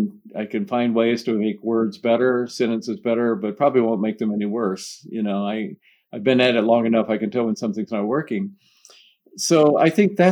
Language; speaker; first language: English; native; English